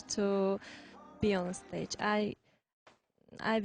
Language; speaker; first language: English; non-native, learner; Bulgarian